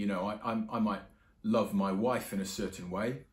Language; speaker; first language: English; native; English